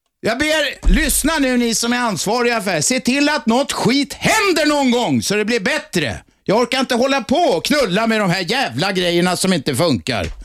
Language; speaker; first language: Swedish; native; Swedish